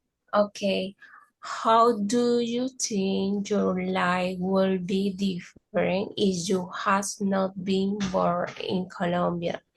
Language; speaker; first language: English; non-native, learner; Spanish